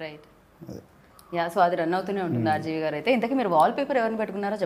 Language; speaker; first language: Telugu; native; Telugu